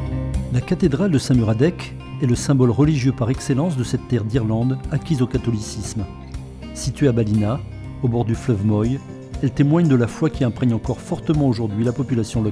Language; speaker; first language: French; native; French